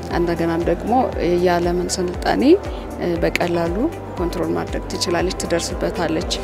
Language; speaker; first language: Amharic; native; Amharic